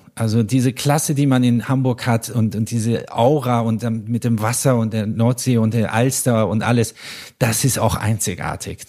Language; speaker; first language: German; early bilingual, other home language; Persian